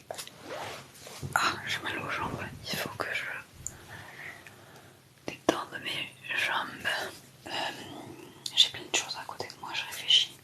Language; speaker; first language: French; native; French